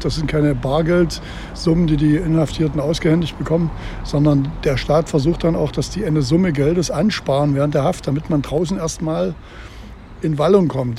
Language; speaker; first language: German; native; German